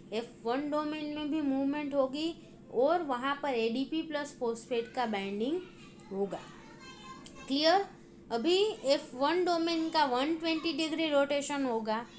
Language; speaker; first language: Hindi; non-native, local second language; Gujarati